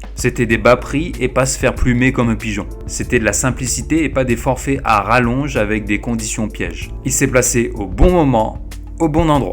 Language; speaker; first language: French; native; French